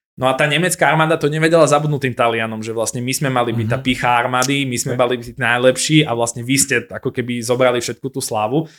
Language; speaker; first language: Slovak; native; Slovak